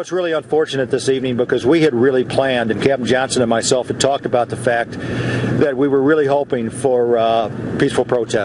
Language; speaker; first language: English; native; English